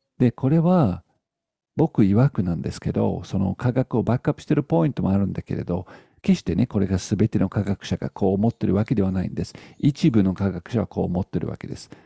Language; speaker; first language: Japanese; native; Japanese